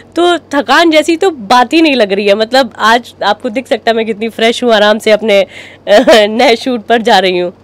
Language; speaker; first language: Hindi; native; Hindi